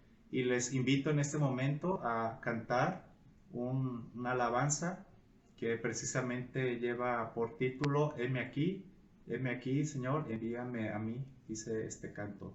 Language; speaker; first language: Spanish; native; Spanish